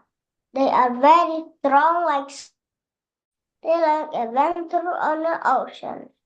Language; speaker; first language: English; non-native, learner; Indonesian